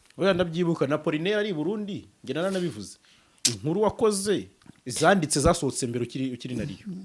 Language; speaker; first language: Kinyarwanda; native; Kinyarwanda